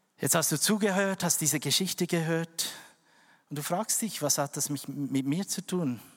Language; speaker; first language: German; non-native, fluent; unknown